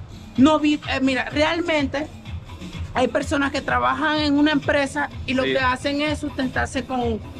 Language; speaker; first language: Spanish; native; Spanish